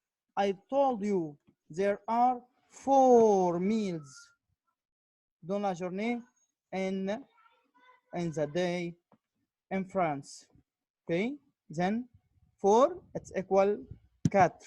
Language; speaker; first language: English; non-native, learner; Arabic